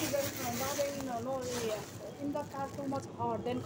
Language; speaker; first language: English; non-native, learner; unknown